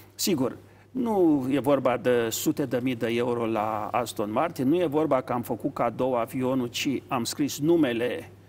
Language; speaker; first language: Romanian; native; Romanian